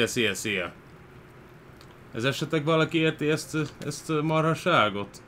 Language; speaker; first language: Hungarian; early bilingual, heritage; Hungarian